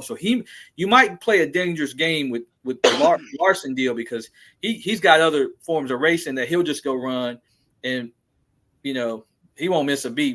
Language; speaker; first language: English; native; English